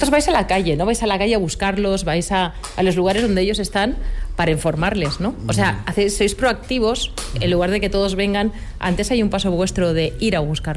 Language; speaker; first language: Spanish; native; Spanish